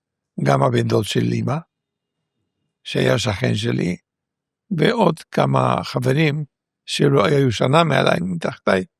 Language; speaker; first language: Hebrew; non-native, fluent; Spanish